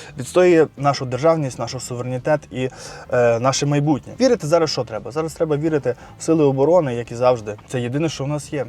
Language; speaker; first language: Ukrainian; non-native, local second language; Russian